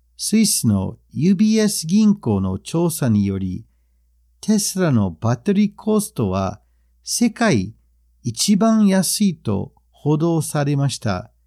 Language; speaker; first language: Japanese; non-native, fluent; English